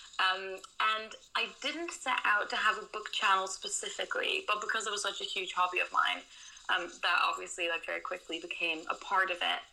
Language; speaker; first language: English; non-native, fluent; Dutch